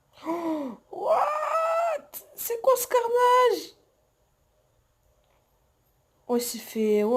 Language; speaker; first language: French; native; French